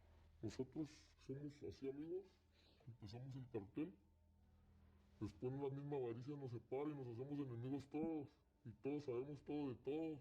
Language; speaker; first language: Spanish; native; Spanish